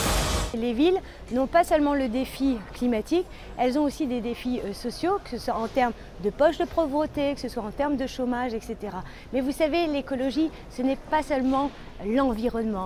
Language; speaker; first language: French; native; French